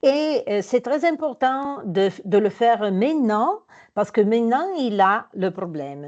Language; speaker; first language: French; non-native, fluent; Italian